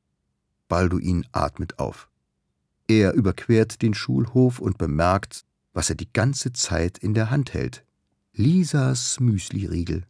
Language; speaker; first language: German; native; German